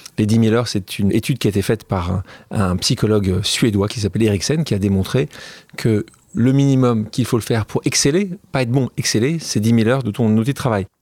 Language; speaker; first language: French; native; French